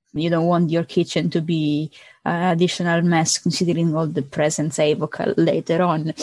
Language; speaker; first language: English; non-native, fluent; Italian